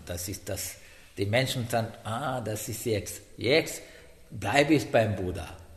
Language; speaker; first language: German; non-native, learner; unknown